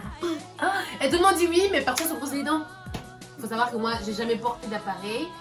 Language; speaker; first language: French; native; French